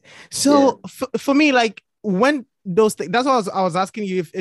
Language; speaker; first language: English; non-native, local second language; Akan